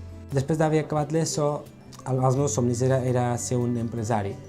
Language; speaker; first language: Catalan; early bilingual, other home language; Georgian